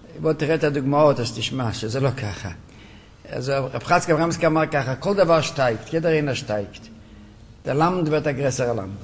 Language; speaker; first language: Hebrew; non-native, local second language; Yiddish